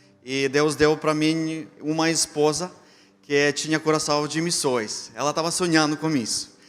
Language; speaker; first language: Portuguese; non-native, fluent; Ukrainian